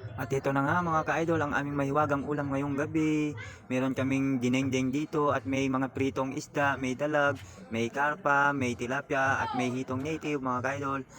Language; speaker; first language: Filipino; non-native, local second language; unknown